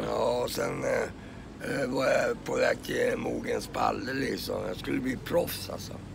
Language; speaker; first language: Swedish; non-native, fluent; Finnish